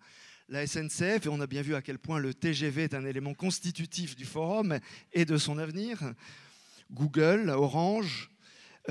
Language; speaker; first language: French; native; French